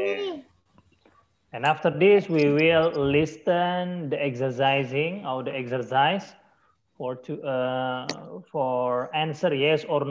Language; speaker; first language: English; non-native, learner; Indonesian